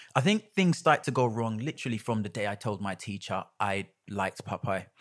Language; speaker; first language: English; native; English